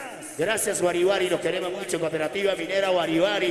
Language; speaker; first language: Spanish; native; Spanish